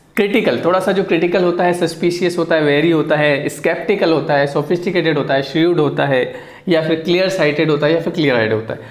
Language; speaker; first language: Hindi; native; Hindi